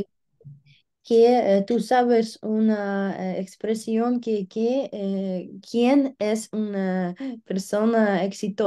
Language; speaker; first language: Spanish; non-native, learner; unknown